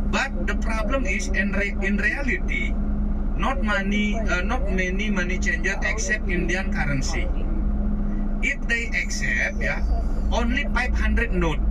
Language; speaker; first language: English; non-native, learner; Balinese